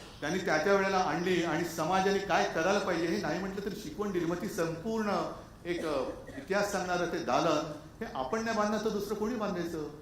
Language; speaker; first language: Marathi; native; Marathi